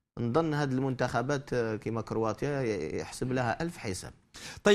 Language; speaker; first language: Arabic; native; Arabic